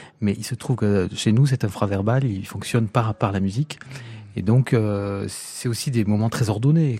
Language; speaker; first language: French; native; French